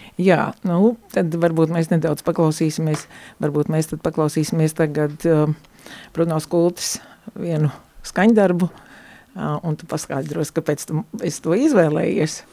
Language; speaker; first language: Latvian; native; Latvian